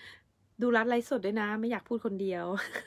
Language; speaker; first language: Thai; native; Thai